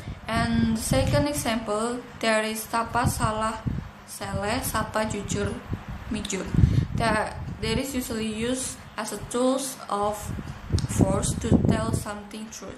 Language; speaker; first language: English; non-native, learner; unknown